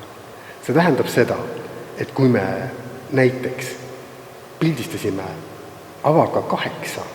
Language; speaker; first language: Estonian; native; Estonian